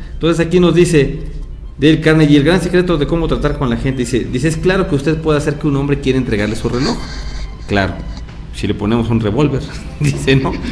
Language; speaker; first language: Spanish; native; Spanish